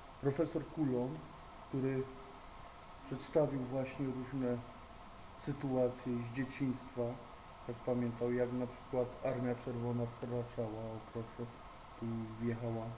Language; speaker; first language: Polish; native; Polish